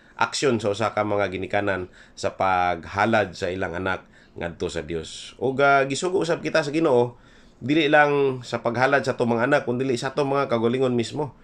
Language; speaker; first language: Cebuano; non-native, local second language; Hiligaynon